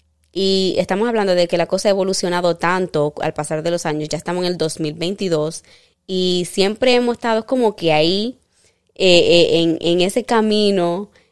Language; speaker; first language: Spanish; early bilingual, heritage; Spanish